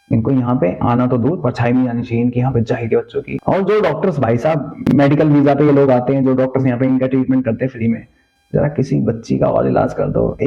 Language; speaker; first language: Hindi; native; Hindi